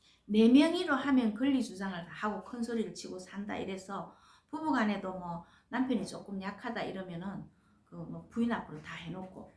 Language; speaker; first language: Korean; native; Korean